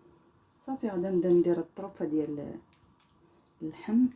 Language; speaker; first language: Arabic; native; Arabic